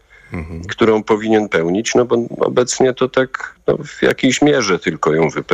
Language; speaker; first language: Polish; native; Polish